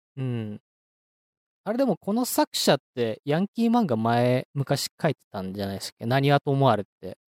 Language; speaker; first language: Japanese; native; Japanese